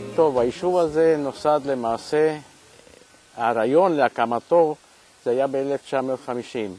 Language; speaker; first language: Hebrew; non-native, fluent; Spanish